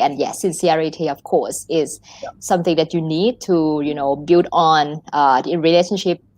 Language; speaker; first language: English; non-native, fluent; Thai